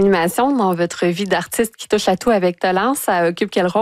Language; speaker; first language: French; native; French